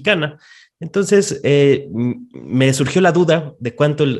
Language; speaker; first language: Spanish; native; Spanish